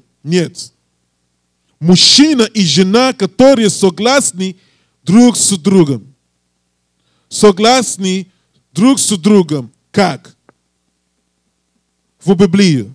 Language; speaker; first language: Russian; non-native, learner; English